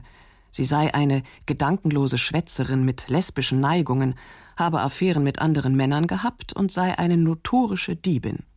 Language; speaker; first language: German; native; German